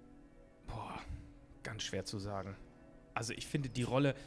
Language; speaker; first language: German; native; German